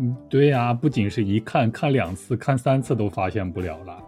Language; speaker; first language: Chinese; native; Chinese